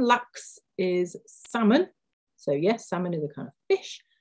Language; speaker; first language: English; native; English